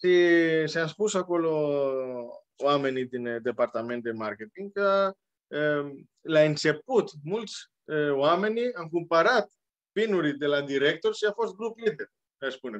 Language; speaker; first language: Romanian; non-native, learner; Greek